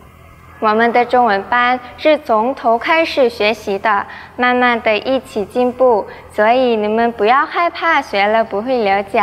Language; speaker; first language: Chinese; non-native, learner; Thai